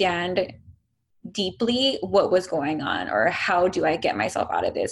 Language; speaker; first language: English; native; English